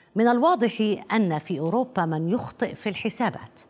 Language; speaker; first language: Arabic; non-native, fluent; Russian